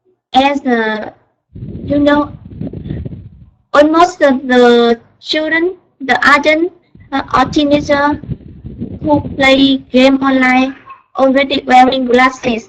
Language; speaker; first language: English; non-native, learner; Vietnamese